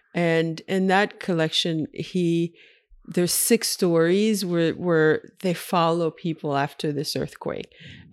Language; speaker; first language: English; early bilingual, other home language; Haitian Creole